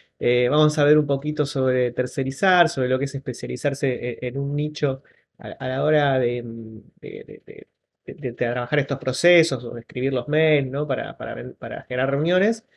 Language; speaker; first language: Spanish; native; Spanish